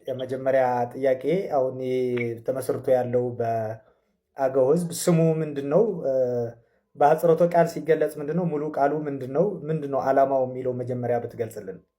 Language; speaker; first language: Amharic; non-native, local second language; Tigrinya